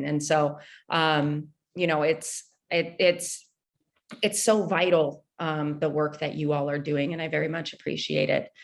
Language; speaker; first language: English; native; English